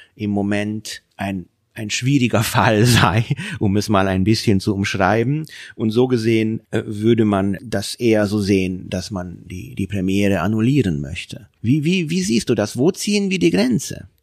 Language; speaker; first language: German; non-native, fluent; Hungarian